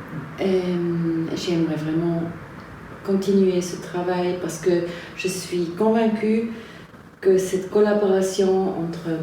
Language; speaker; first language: French; non-native, fluent; German